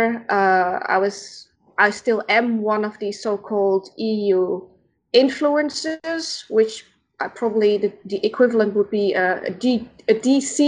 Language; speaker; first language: English; non-native, fluent; Dutch